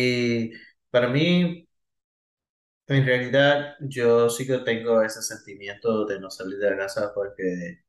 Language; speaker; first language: Spanish; early bilingual, heritage; Spanish